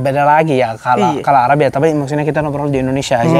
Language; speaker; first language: Indonesian; non-native, fluent; Arabic